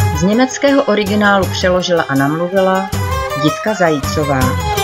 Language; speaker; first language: Czech; native; Czech